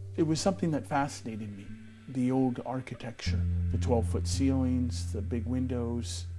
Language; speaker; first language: English; native; English